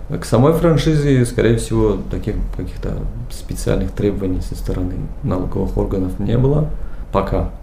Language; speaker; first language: Russian; non-native, local second language; Tajik